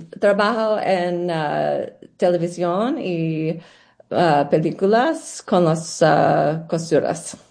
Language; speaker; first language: Spanish; non-native, learner; English